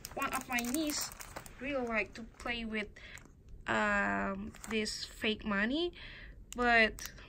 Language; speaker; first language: English; non-native, learner; Indonesian